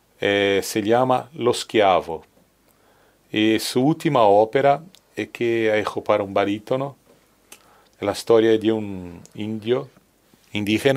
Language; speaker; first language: Italian; non-native, learner; Portuguese